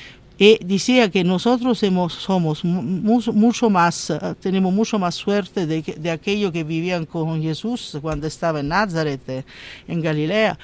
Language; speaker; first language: Spanish; non-native, learner; Italian